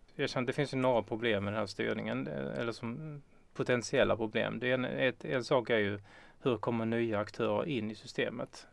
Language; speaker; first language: Swedish; native; Swedish